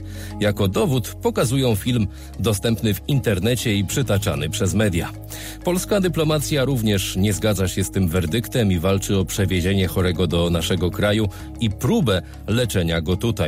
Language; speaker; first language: Polish; native; Polish